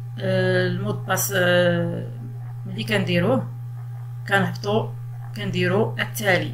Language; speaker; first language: Arabic; native; Arabic